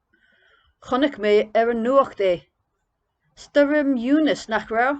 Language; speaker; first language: Irish; non-native, learner; English